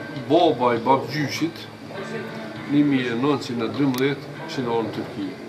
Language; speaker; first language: Albanian; early bilingual, heritage; Albanian